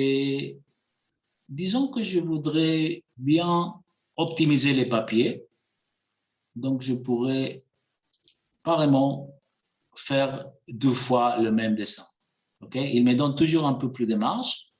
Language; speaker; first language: French; non-native, fluent; Spanish